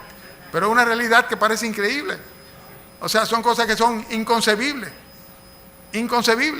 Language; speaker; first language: Spanish; native; Spanish